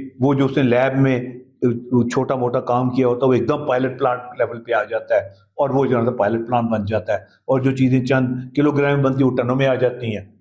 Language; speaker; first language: Urdu; native; Urdu